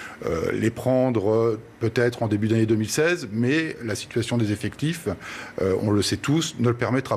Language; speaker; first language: French; native; French